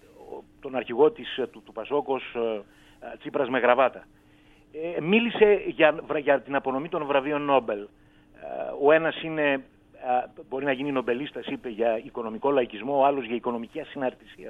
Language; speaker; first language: Greek; native; Greek